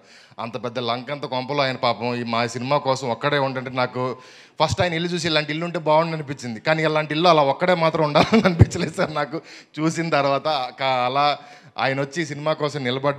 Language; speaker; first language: Telugu; native; Telugu